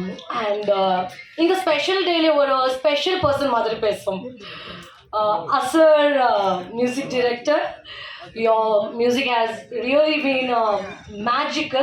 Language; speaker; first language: Tamil; non-native, fluent; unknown